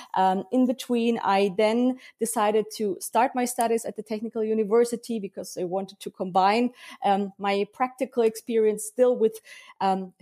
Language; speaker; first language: English; early bilingual, heritage; German